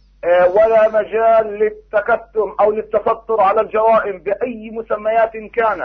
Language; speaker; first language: Arabic; native; Arabic